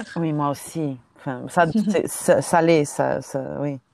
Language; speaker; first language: French; non-native, fluent; Portuguese